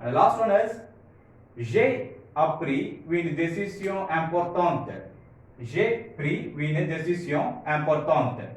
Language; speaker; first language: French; non-native, fluent; Tamil